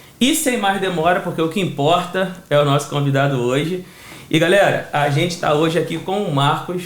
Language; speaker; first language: Portuguese; native; Portuguese